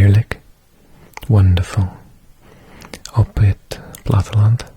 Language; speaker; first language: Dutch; non-native, learner; English